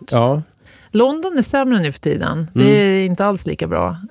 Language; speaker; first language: Swedish; native; Swedish